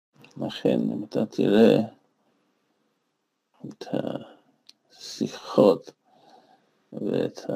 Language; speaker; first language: Hebrew; non-native, fluent; Russian